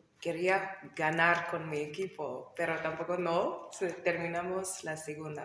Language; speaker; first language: Spanish; non-native, learner; English